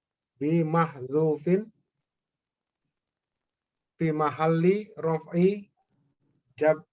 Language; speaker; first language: Arabic; non-native, learner; Indonesian